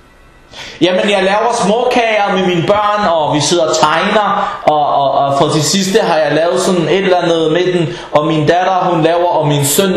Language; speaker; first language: Danish; non-native, fluent; Arabic